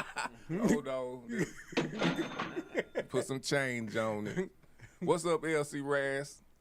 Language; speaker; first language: English; native; English